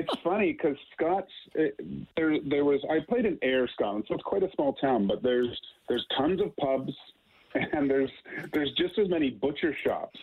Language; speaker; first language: English; native; English